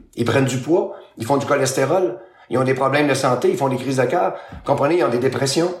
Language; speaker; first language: French; native; French